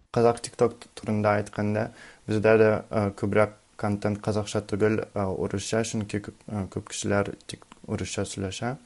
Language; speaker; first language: Tatar; non-native, learner; Russian